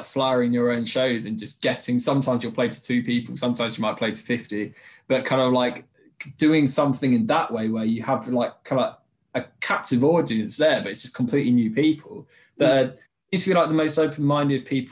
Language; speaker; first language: English; native; English